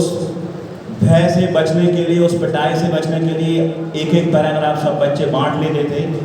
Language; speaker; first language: Hindi; native; Hindi